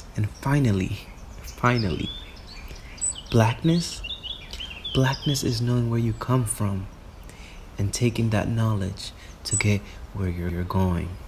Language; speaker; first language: English; native; English